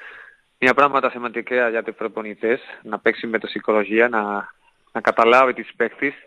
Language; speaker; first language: Greek; non-native, fluent; Spanish